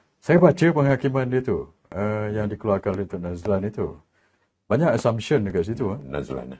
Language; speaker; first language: Malay; native; Malay